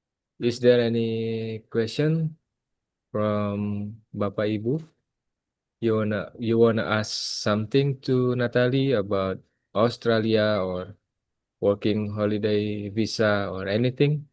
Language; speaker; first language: English; non-native, fluent; Indonesian